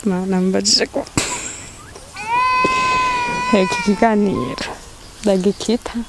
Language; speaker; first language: French; non-native, learner; Rundi